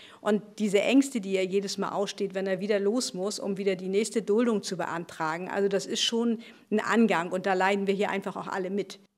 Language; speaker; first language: German; native; German